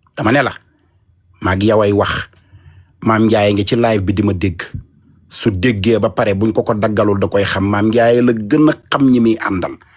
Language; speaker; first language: Wolof; native; Wolof